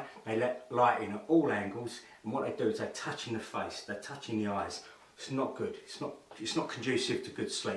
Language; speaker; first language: English; native; English